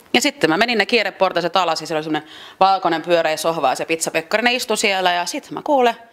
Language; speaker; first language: Finnish; early bilingual, other home language; French